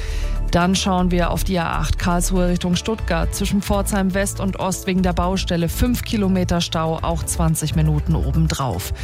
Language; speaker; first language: German; native; German